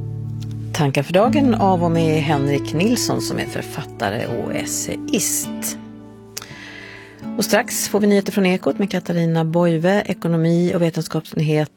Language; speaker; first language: Swedish; native; Swedish